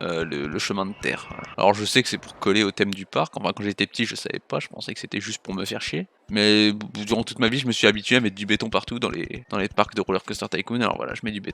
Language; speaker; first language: French; native; French